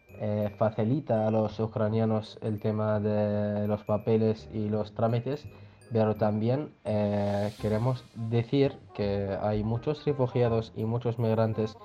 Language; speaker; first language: Spanish; non-native, fluent; Arabic